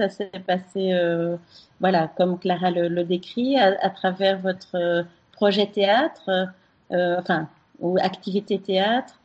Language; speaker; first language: French; native; French